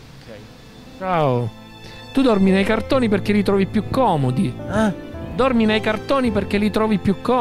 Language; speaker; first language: Italian; native; Italian